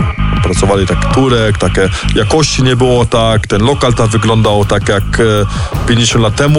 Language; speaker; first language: Polish; early bilingual, heritage; Polish